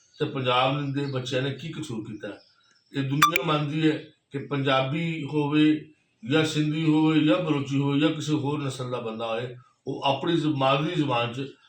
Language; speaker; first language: Punjabi; native; Punjabi